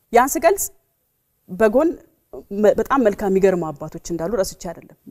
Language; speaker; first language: Amharic; native; Amharic